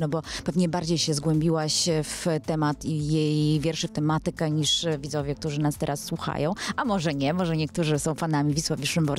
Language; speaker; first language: Polish; native; Polish